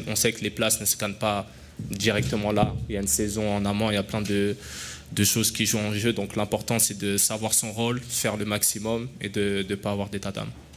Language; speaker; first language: French; native; French